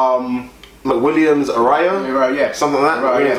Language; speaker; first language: English; native; English